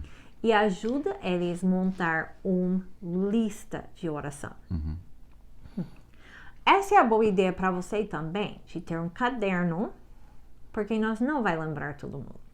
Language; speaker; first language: Portuguese; non-native, learner; English